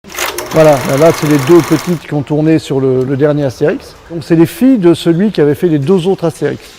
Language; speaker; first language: French; native; French